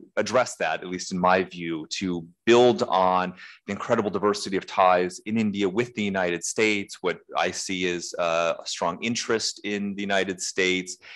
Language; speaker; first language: English; native; English